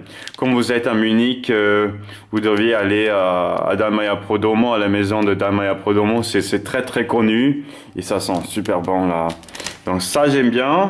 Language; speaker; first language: French; non-native, fluent; German